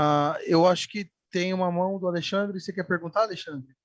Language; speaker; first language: Portuguese; native; Portuguese